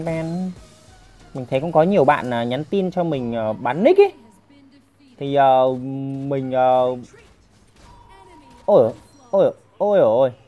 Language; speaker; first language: Vietnamese; native; Vietnamese